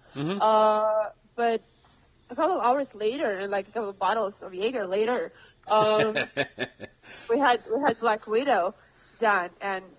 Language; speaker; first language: English; non-native, fluent; Russian